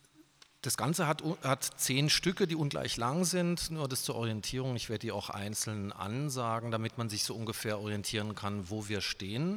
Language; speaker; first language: German; native; German